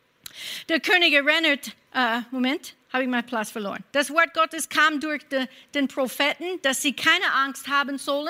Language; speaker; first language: German; non-native, fluent; English